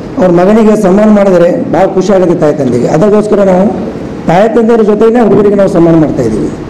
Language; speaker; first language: Kannada; non-native, local second language; Lambadi